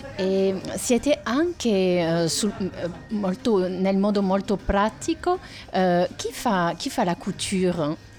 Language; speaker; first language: Italian; non-native, fluent; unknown